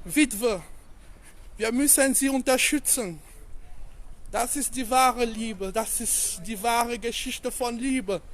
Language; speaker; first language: German; non-native, learner; French